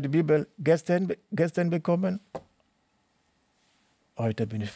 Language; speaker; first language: German; non-native, learner; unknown